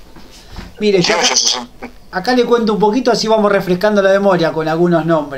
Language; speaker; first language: Spanish; native; Spanish